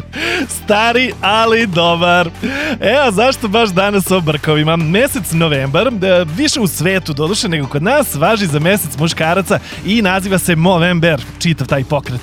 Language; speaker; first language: Serbian; native; Serbian